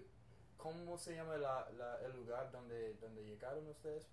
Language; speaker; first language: Spanish; non-native, learner; English